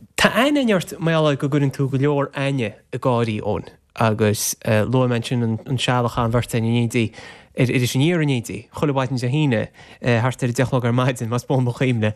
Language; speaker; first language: Irish; native; Irish